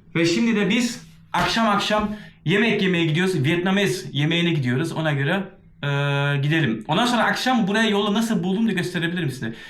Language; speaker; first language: Turkish; early bilingual, heritage; Turkish